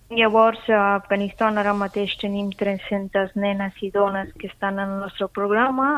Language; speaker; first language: Catalan; non-native, fluent; Persian